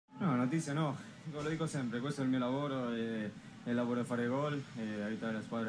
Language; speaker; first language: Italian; non-native, fluent; Spanish